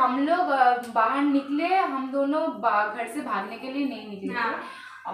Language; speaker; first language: Hindi; non-native, local second language; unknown